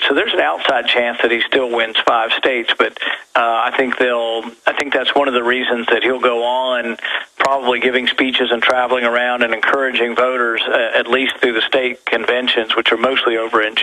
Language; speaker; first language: English; native; English